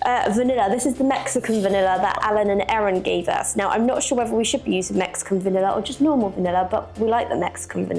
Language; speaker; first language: English; native; English